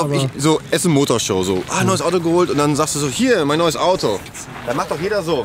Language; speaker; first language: German; native; German